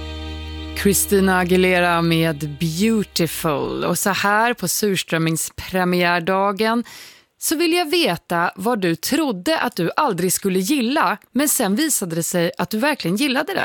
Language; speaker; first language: Swedish; native; Swedish